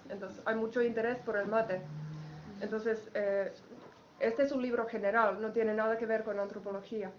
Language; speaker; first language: Spanish; non-native, fluent; Finnish